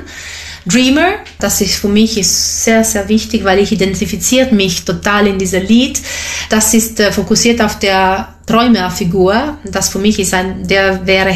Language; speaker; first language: German; non-native, fluent; Italian